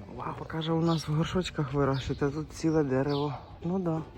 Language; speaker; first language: Ukrainian; non-native, local second language; Russian